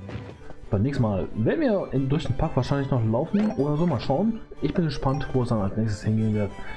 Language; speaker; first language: German; native; German